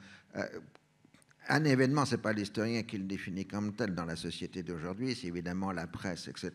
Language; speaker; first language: French; native; French